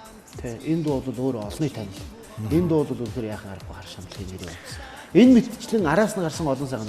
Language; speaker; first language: Mongolian; native; Mongolian